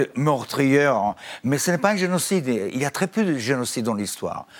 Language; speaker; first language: French; non-native, fluent; Hebrew